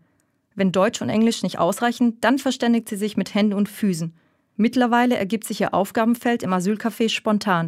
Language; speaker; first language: German; native; German